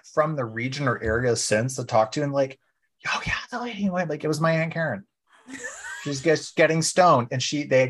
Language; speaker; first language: English; native; English